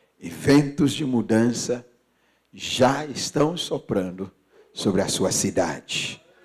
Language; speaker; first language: Portuguese; non-native, fluent; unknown